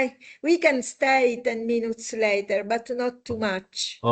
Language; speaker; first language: English; non-native, fluent; Italian